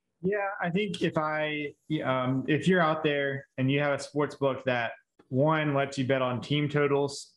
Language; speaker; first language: English; native; English